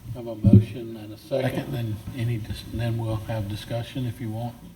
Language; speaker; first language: English; native; English